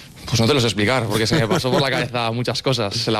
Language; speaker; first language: Spanish; native; Spanish